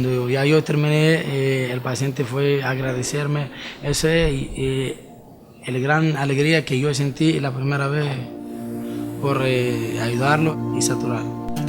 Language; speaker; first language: Spanish; non-native, fluent; Arabic